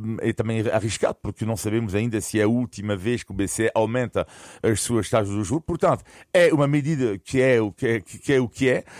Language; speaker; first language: Portuguese; non-native, fluent; French